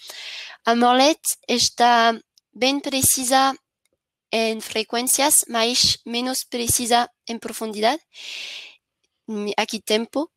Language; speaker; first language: Spanish; non-native, learner; French